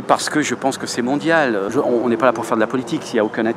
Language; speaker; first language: French; native; French